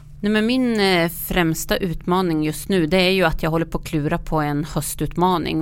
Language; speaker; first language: Swedish; native; Swedish